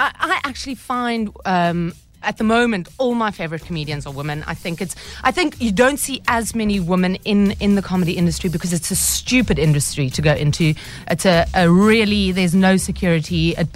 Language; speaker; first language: English; native; English